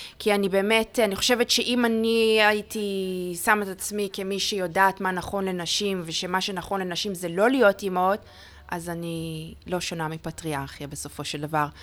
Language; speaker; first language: Hebrew; native; Hebrew